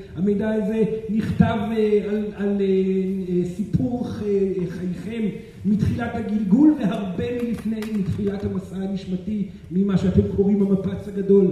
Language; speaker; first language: Hebrew; non-native, fluent; Portuguese